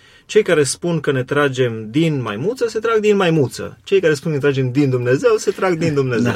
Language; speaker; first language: Romanian; native; Romanian